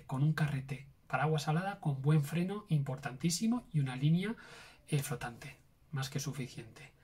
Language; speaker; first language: Spanish; native; Spanish